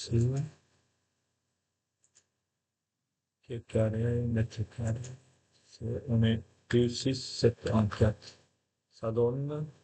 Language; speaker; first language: French; non-native, fluent; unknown